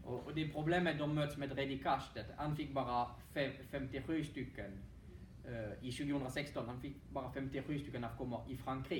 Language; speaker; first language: Swedish; non-native, fluent; French